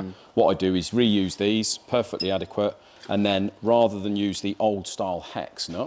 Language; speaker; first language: English; native; English